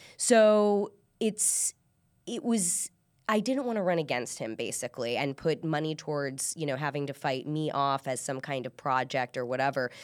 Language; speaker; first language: English; early bilingual, other home language; Persian